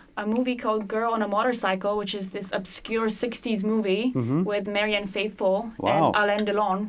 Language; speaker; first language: English; non-native, fluent; Bulgarian